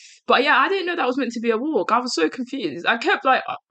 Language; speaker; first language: English; native; English